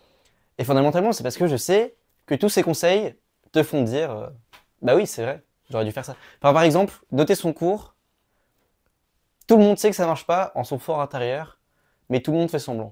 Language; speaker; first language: French; native; French